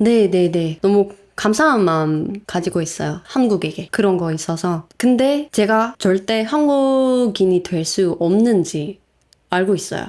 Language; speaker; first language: Korean; non-native, fluent; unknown